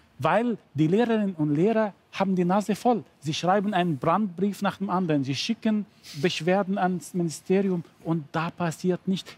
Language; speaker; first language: German; non-native, fluent; Arabic